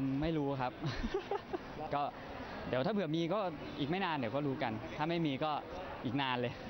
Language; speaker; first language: Thai; native; Thai